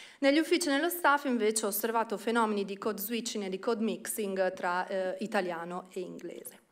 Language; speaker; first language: Italian; native; Italian